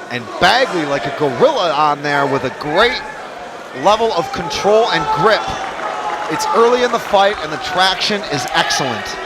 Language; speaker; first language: English; native; English